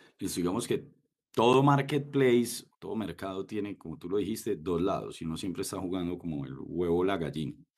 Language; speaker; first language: Spanish; native; Spanish